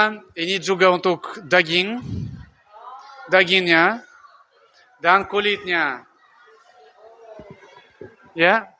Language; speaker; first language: Indonesian; non-native, learner; Russian